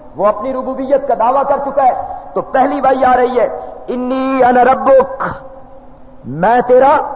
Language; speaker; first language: Urdu; non-native, local second language; Punjabi